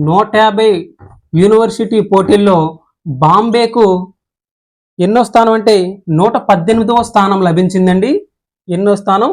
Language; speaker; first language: Telugu; native; Telugu